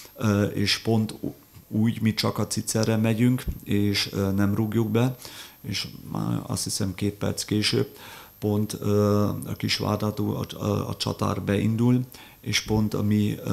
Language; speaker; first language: Hungarian; non-native, fluent; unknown